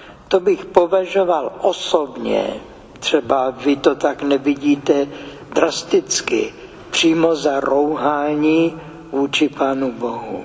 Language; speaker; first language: Czech; native; Czech